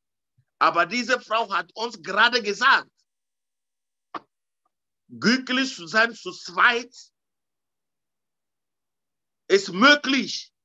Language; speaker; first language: German; non-native, learner; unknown